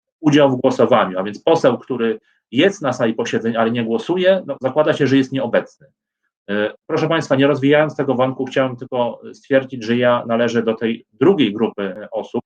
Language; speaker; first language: Polish; native; Polish